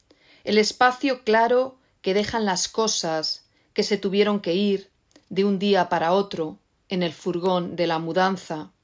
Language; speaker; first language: Spanish; native; Spanish